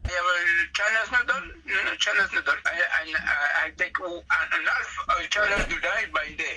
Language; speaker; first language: English; non-native, learner; French